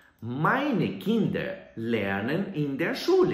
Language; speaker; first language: German; non-native, fluent; Portuguese